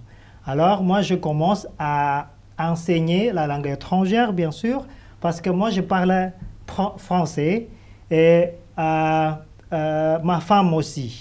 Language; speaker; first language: French; non-native, fluent; Indonesian